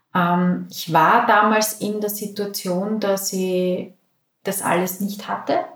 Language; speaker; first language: German; native; German